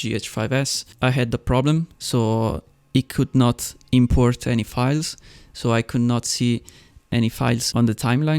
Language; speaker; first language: English; non-native, fluent; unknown